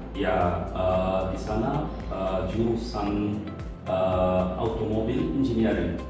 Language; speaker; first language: Indonesian; non-native, fluent; Swahili